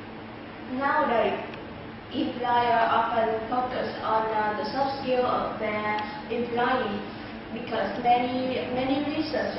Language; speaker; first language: English; non-native, learner; Vietnamese